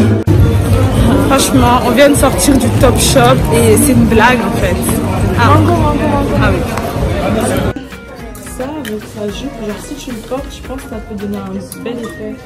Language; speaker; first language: French; native; French